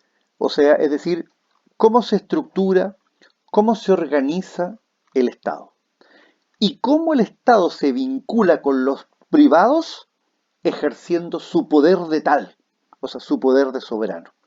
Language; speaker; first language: Spanish; native; Spanish